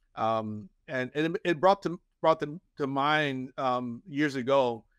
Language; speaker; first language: English; native; English